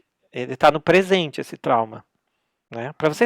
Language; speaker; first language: Portuguese; native; Portuguese